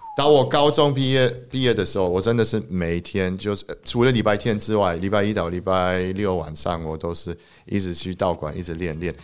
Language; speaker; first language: Chinese; non-native, fluent; German